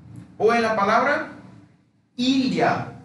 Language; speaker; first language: Spanish; non-native, fluent; Portuguese